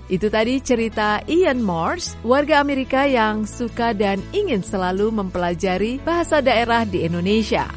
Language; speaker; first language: Indonesian; native; Indonesian